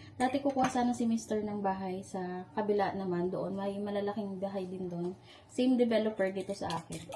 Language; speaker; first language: Filipino; native; Filipino